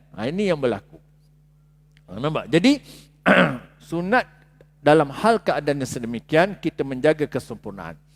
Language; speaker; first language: Malay; native; Malay